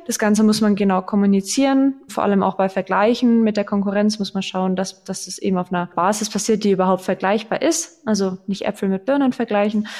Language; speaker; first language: German; native; German